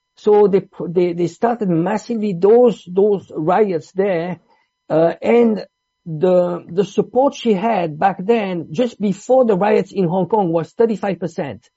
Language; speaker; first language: English; non-native, fluent; Italian